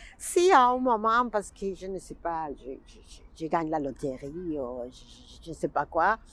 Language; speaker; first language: French; non-native, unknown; Spanish